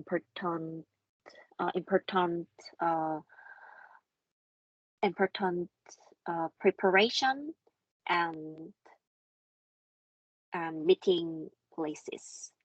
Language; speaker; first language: English; non-native, learner; Korean